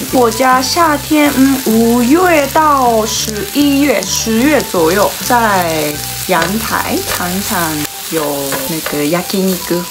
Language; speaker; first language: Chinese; non-native, learner; Japanese